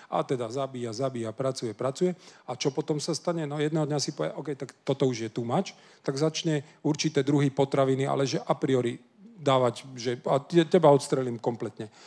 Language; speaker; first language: Slovak; non-native, local second language; Hungarian